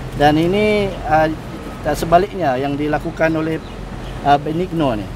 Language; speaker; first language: Malay; native; Malay